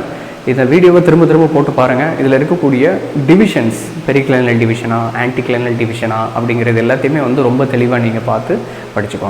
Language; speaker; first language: Tamil; native; Tamil